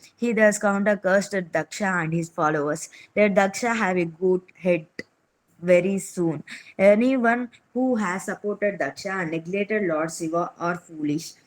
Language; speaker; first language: English; non-native, local second language; Telugu